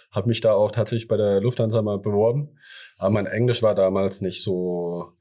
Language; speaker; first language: German; early bilingual, other home language; Thai